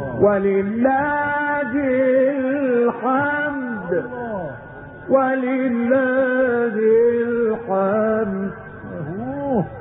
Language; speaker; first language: Arabic; native; Arabic